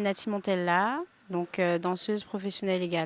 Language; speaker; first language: French; native; French